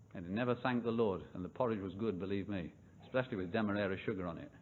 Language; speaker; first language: English; native; English